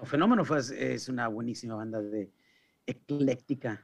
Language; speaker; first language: Spanish; early bilingual, heritage; Spanish